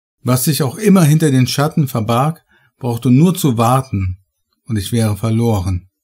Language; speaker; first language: German; native; German